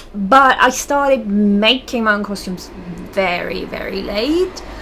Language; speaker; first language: English; non-native, fluent; German